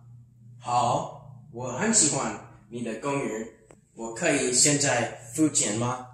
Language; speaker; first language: Chinese; non-native, learner; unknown